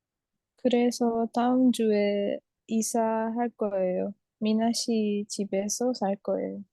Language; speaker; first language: Korean; non-native, learner; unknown